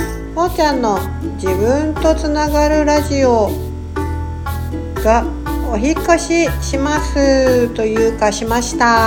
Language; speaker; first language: Japanese; native; Japanese